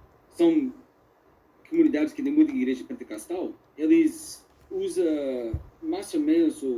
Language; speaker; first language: Portuguese; non-native, fluent; English